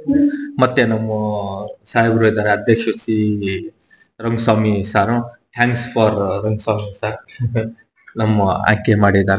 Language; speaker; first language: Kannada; non-native, local second language; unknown